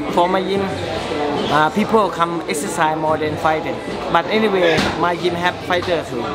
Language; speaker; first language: English; non-native, learner; Thai